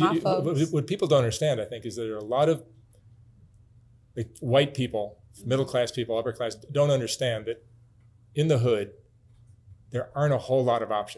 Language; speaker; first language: English; native; English